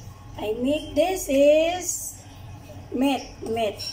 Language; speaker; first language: English; non-native, learner; Filipino